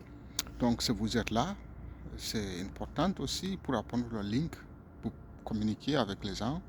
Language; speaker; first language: French; non-native, learner; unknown